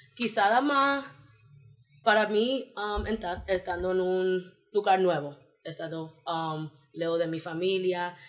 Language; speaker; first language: Spanish; early bilingual, heritage; Spanish